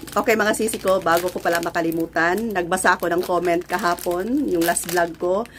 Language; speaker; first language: Filipino; non-native, local second language; Cebuano